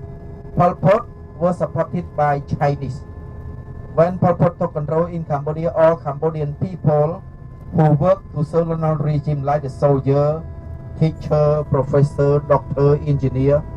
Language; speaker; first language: English; non-native, learner; Khmer